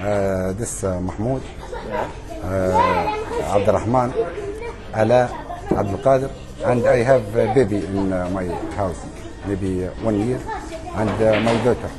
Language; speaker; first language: English; non-native, learner; Arabic